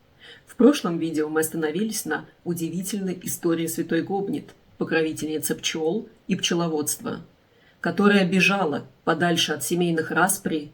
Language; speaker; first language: Russian; native; Russian